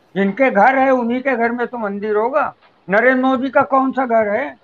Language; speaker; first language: Hindi; native; Hindi